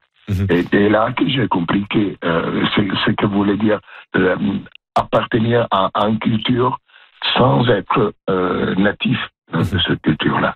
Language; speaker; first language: French; non-native, fluent; Italian